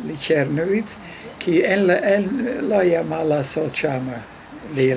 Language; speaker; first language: Hebrew; non-native, fluent; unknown